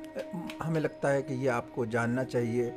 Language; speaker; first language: Hindi; native; Hindi